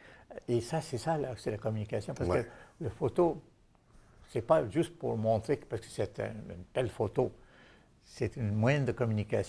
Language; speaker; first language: French; non-native, fluent; Bangla